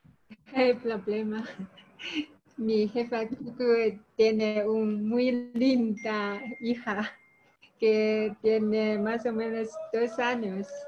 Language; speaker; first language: Spanish; non-native, learner; Chinese